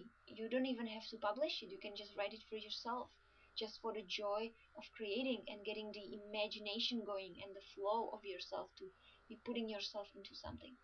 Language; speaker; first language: English; non-native, fluent; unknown